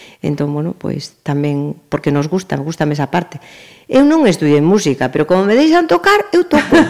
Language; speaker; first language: Galician; native; Galician